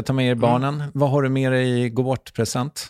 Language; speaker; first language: Swedish; native; Swedish